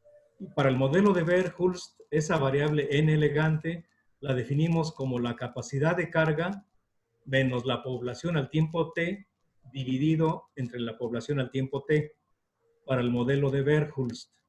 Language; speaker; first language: Spanish; native; Spanish